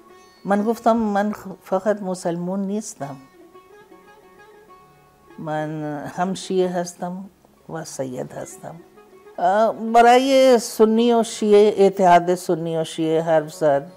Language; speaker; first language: Persian; non-native, fluent; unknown